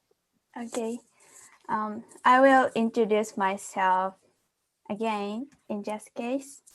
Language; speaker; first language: English; non-native, fluent; Japanese